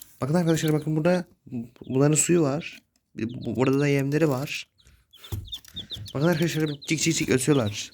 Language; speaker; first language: Turkish; native; Turkish